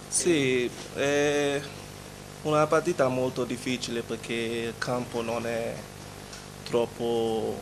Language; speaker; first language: Italian; non-native, learner; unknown